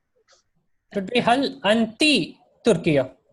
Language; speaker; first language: Arabic; non-native, fluent; Hindi